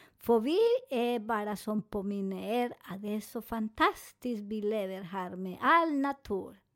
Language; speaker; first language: Swedish; non-native, fluent; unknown